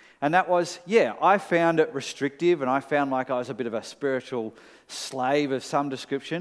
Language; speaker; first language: English; native; English